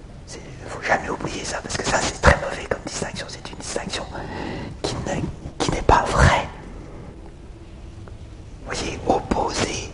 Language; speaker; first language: French; native; French